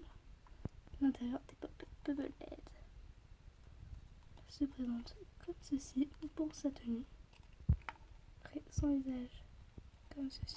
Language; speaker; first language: French; native; French